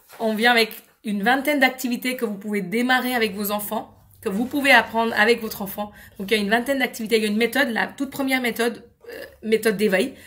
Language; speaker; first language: French; non-native, fluent; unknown